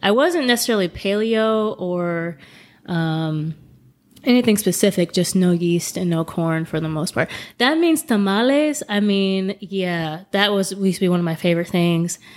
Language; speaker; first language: English; native; English